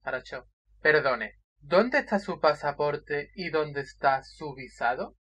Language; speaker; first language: Spanish; non-native, fluent; Russian